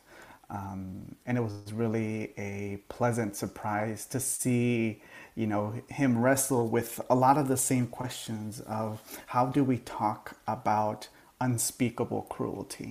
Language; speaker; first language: English; early bilingual, other home language; Spanish